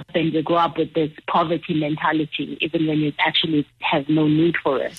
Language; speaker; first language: English; non-native, local second language; Xhosa